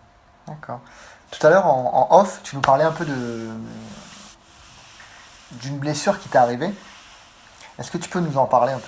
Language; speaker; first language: French; native; French